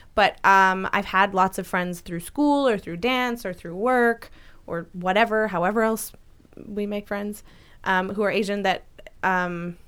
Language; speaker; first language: English; native; English